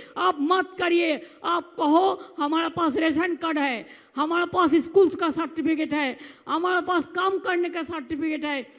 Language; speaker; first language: Hindi; non-native, local second language; Bangla